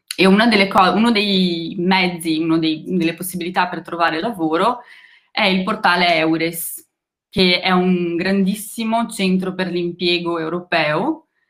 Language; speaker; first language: Italian; non-native, fluent; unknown